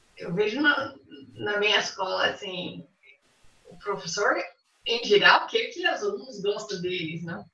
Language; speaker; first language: Portuguese; non-native, fluent; English